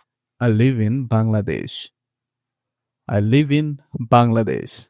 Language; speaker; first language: English; non-native, fluent; Bangla